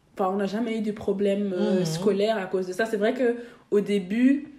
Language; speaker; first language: French; native; French